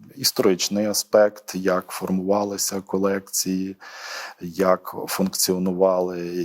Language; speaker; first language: Ukrainian; native; Ukrainian